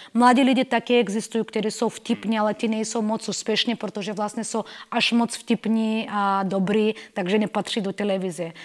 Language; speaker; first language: Czech; non-native, fluent; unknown